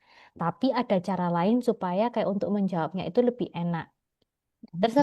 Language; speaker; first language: Indonesian; native; Indonesian